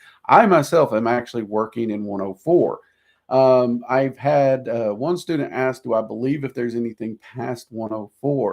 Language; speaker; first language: English; native; English